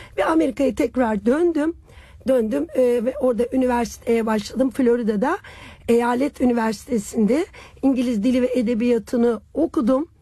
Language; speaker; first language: Turkish; native; Turkish